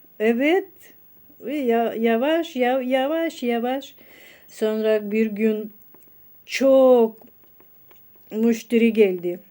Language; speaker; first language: Turkish; non-native, learner; Russian